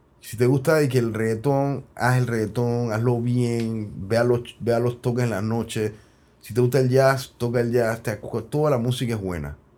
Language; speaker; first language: Spanish; native; Spanish